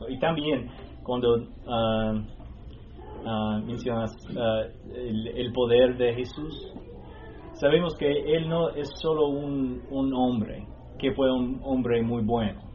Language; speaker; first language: Spanish; non-native, fluent; English